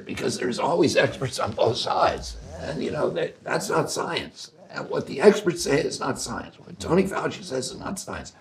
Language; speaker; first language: English; native; English